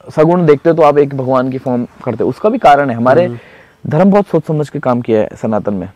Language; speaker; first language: Hindi; native; Hindi